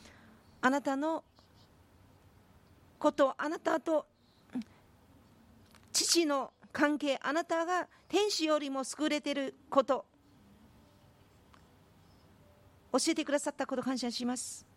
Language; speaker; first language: Japanese; non-native, fluent; Korean